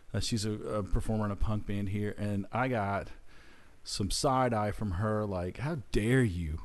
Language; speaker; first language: English; native; English